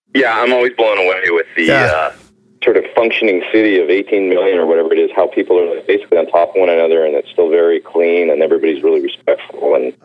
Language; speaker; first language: English; native; English